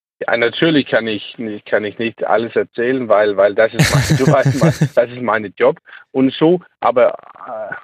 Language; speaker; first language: German; non-native, learner; Danish